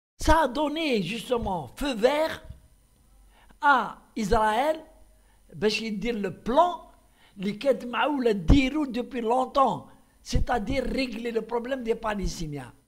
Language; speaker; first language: French; non-native, local second language; Arabic